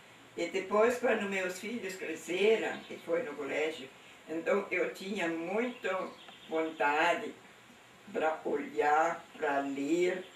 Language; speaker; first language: Portuguese; non-native, local second language; German